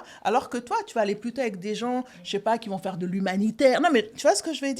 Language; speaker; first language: French; native; French